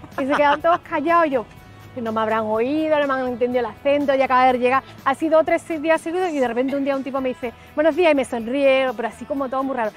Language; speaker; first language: Spanish; native; Spanish